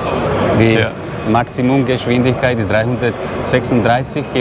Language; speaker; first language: German; non-native, learner; Slovak